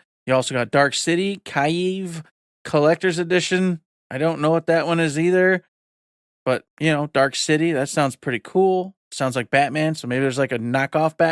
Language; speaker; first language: English; native; English